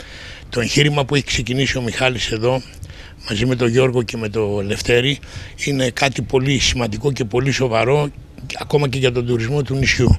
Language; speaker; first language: Greek; native; Greek